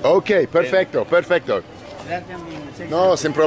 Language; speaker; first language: Spanish; non-native, learner; English